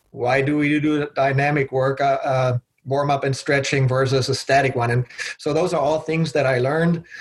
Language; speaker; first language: English; non-native, fluent; German